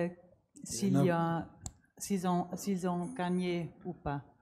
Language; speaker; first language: French; non-native, learner; German